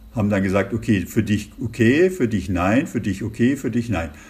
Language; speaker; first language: German; native; German